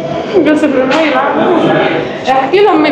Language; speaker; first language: Arabic; native; Arabic